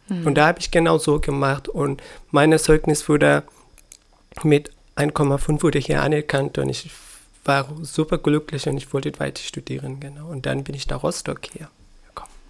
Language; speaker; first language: German; non-native, learner; Persian